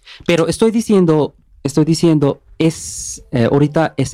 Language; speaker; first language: Spanish; non-native, learner; Bangla